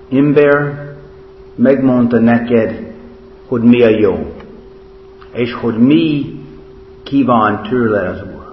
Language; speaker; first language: Hungarian; non-native, fluent; English